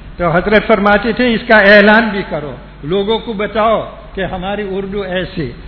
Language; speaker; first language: Urdu; non-native, fluent; Gujarati